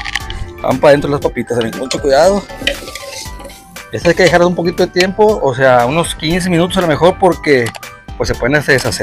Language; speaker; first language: Spanish; native; Spanish